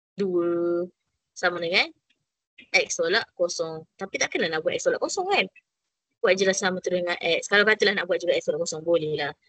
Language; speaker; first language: Malay; native; Malay